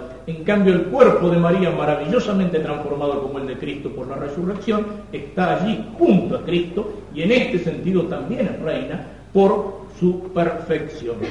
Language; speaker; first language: Spanish; native; Spanish